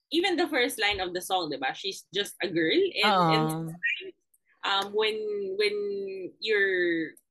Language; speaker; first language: English; non-native, local second language; Filipino